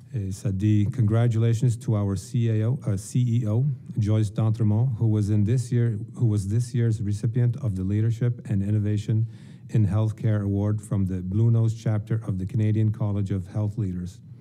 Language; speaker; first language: English; non-native, local second language; French